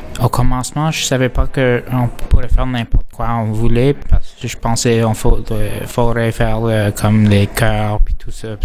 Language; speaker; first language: French; non-native, local second language; English